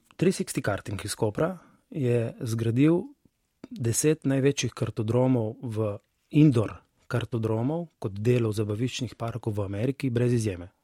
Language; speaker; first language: Slovenian; native; Slovenian